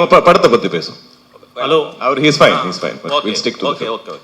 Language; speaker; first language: Tamil; non-native, fluent; Malayalam